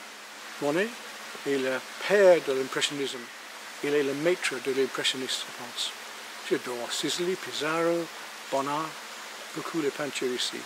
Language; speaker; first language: French; non-native, learner; English